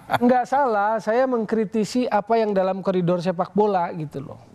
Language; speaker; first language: Indonesian; native; Indonesian